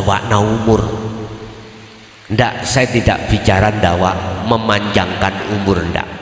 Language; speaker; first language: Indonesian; non-native, local second language; Javanese